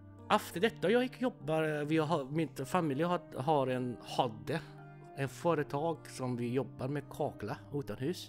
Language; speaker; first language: Swedish; non-native, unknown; Persian